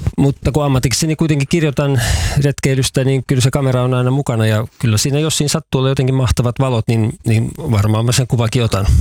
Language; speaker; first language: Finnish; native; Finnish